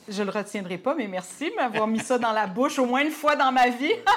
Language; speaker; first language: French; native; French